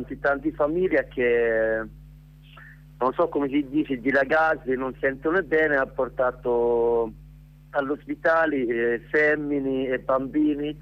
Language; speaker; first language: Italian; non-native, learner; Arabic